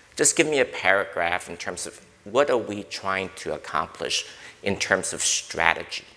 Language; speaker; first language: English; native; English